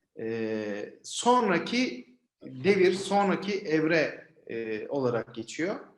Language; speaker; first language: Turkish; native; Turkish